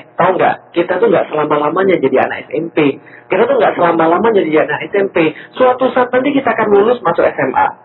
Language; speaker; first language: Indonesian; native; Indonesian